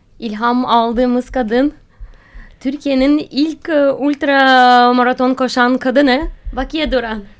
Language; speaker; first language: Turkish; non-native, fluent; Russian